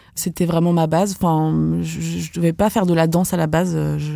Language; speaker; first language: French; native; French